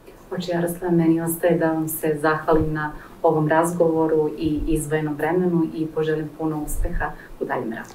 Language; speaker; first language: Serbian; native; Serbian